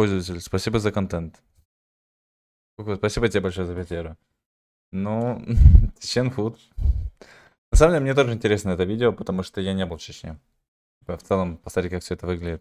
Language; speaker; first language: Russian; native; Russian